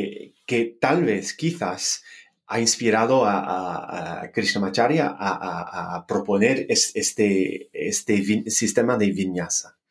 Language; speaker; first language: Spanish; non-native, fluent; English